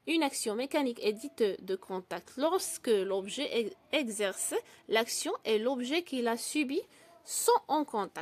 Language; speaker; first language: French; non-native, local second language; Arabic